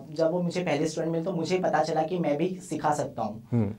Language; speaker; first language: Hindi; native; Hindi